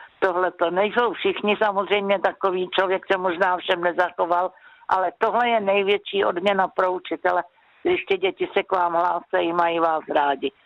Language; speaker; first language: Czech; native; Czech